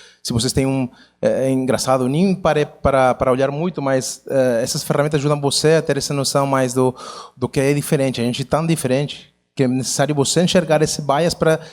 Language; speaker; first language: Portuguese; non-native, fluent; Catalan